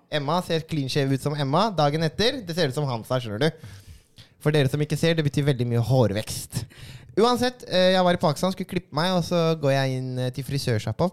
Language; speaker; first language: Norwegian; early bilingual, other home language; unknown